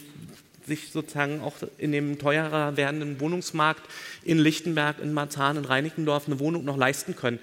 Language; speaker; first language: German; native; German